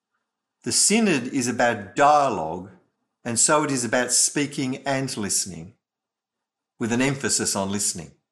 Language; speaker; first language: English; native; English